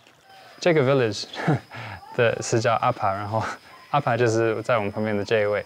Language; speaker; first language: Chinese; early bilingual, heritage; Chinese